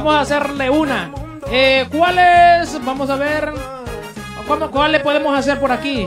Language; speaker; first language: Spanish; native; Spanish